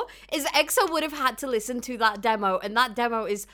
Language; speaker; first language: English; native; English